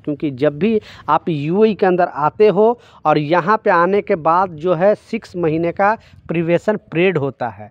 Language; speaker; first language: Hindi; native; Hindi